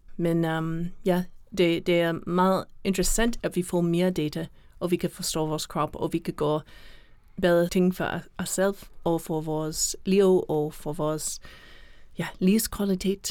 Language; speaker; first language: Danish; non-native, fluent; English